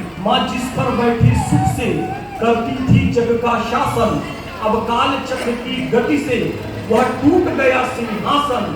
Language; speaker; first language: Hindi; native; Hindi